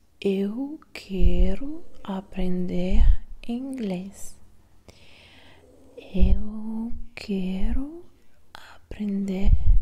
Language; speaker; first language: Portuguese; non-native, learner; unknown